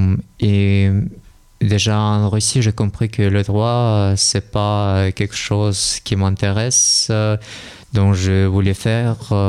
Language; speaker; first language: French; non-native, learner; Russian